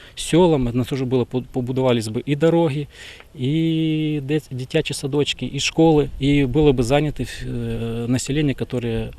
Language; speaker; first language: Russian; non-native, local second language; Ukrainian